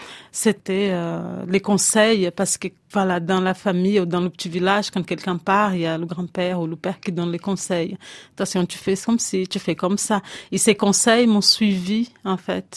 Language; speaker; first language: French; non-native, fluent; Portuguese